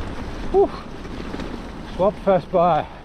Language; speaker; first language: English; native; English